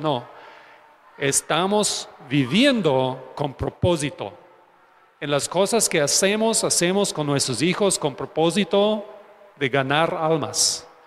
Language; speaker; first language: Spanish; non-native, fluent; English